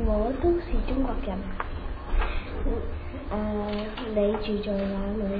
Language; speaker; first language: Chinese; early bilingual, heritage; Chinese